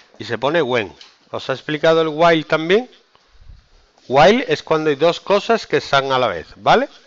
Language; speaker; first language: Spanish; native; Spanish